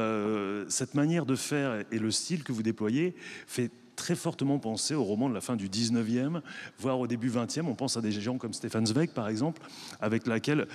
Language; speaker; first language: French; native; French